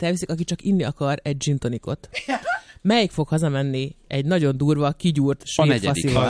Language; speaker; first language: Hungarian; native; Hungarian